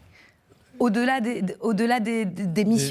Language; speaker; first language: French; native; French